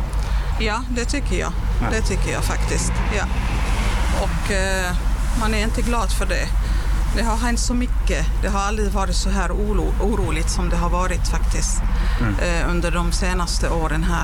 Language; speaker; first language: Swedish; non-native, fluent; Arabic